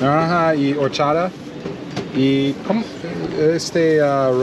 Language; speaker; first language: Spanish; non-native, learner; English